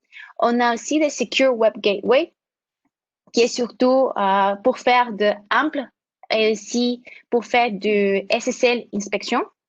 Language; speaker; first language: French; non-native, fluent; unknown